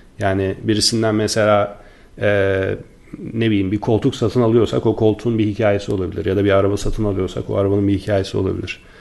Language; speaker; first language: Turkish; native; Turkish